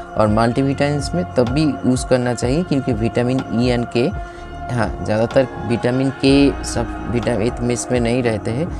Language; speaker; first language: Hindi; non-native, local second language; Bangla